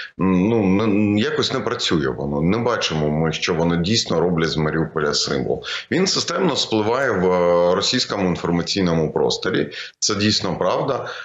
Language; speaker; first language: Ukrainian; non-native, local second language; Russian